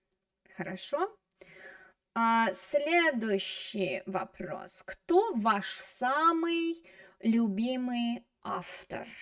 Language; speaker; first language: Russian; non-native, fluent; English